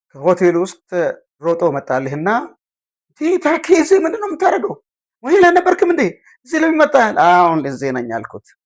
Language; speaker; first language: Amharic; non-native, local second language; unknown